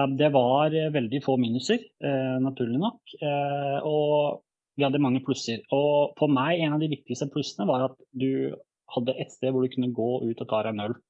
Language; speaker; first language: Norwegian; early bilingual, other home language; Bosnian